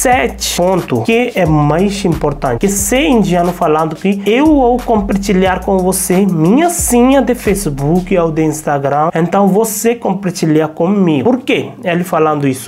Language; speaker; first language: Portuguese; non-native, learner; Hindi